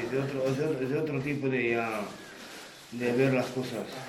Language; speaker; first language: Spanish; non-native, fluent; Romanian